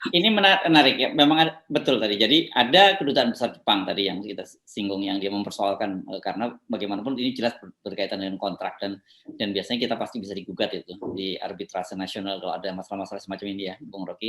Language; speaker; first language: Indonesian; native; Indonesian